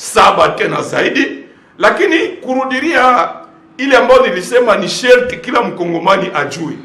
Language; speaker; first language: Swahili; native; Swahili